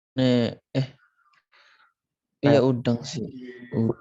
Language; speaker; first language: Indonesian; native; Indonesian